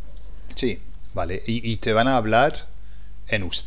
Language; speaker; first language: Spanish; non-native, fluent; English